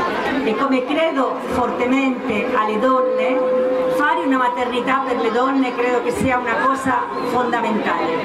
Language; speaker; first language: Italian; non-native, fluent; Spanish